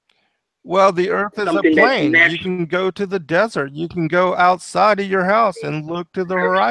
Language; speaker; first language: English; native; English